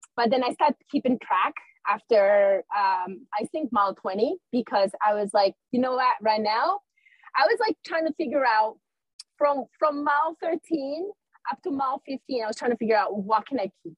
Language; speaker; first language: English; early bilingual, other home language; Spanish